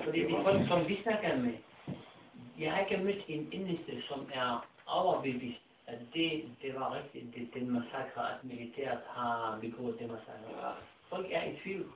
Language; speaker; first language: Danish; non-native, fluent; Arabic